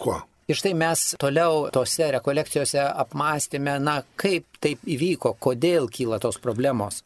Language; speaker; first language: Lithuanian; non-native, fluent; Italian